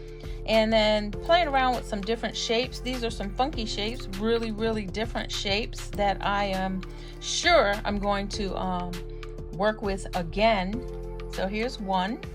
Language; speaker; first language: English; native; English